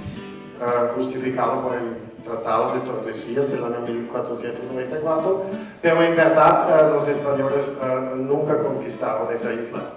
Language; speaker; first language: Spanish; non-native, fluent; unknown